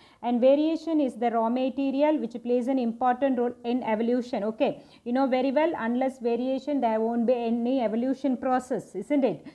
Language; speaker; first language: English; non-native, local second language; Tamil